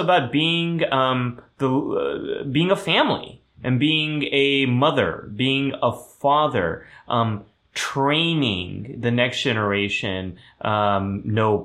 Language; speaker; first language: English; early bilingual, other home language; German